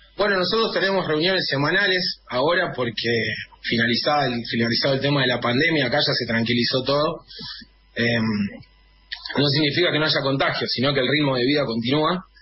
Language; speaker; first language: Spanish; native; Spanish